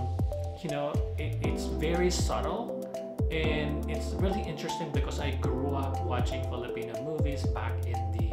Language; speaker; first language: English; non-native, local second language; Filipino